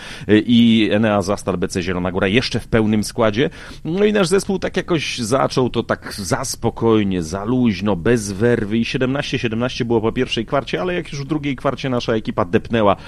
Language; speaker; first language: Polish; native; Polish